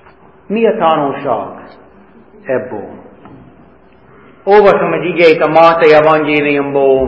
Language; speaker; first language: Hungarian; non-native, fluent; English